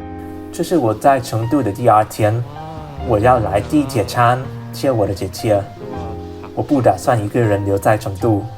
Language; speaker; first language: Chinese; non-native, learner; Vietnamese